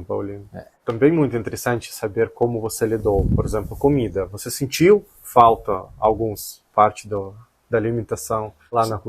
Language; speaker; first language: Portuguese; non-native, fluent; Russian